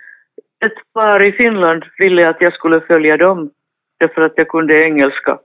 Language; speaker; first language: Swedish; non-native, fluent; Finnish